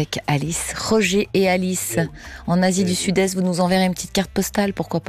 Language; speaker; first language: French; native; French